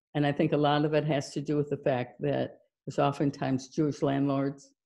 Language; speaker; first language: English; native; English